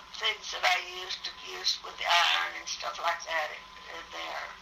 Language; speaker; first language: English; native; English